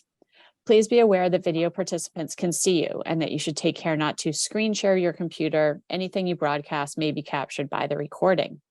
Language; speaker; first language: English; native; English